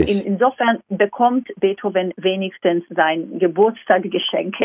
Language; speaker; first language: German; non-native, fluent; Hebrew